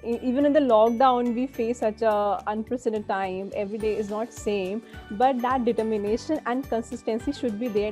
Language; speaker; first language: English; non-native, local second language; Hindi